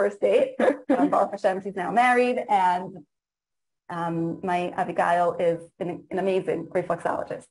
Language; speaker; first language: English; non-native, fluent; Hebrew